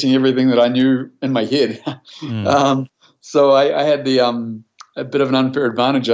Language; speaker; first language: English; native; English